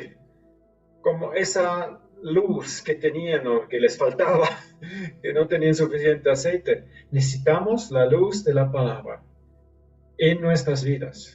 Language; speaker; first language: Spanish; non-native, fluent; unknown